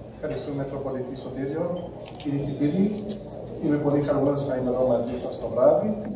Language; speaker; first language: Greek; early bilingual, heritage; Greek